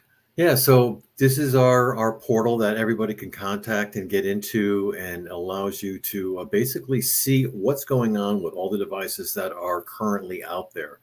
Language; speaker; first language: English; native; English